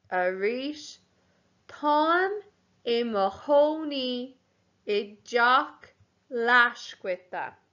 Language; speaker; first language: Irish; non-native, local second language; English